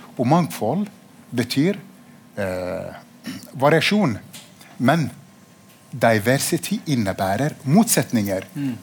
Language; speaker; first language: Norwegian; non-native, fluent; Arabic